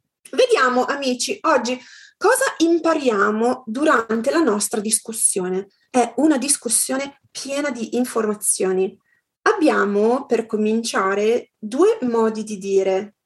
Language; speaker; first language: Italian; native; Italian